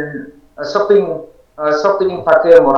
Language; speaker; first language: Korean; non-native, learner; Vietnamese